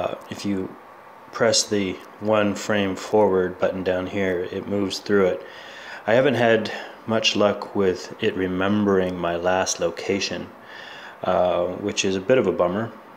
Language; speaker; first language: English; native; English